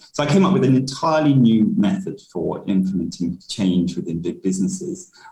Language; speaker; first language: English; native; English